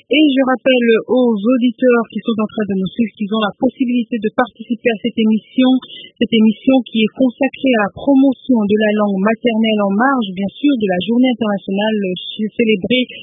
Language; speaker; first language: French; non-native, local second language; Lingala